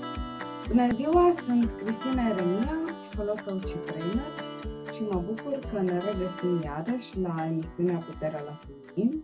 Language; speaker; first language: Romanian; native; Romanian